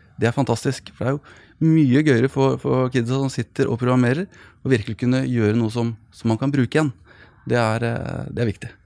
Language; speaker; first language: Norwegian; native; Norwegian